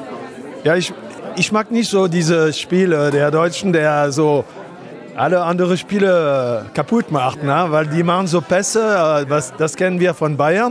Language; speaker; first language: German; non-native, fluent; French